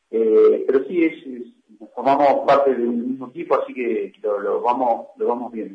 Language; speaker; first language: Spanish; native; Spanish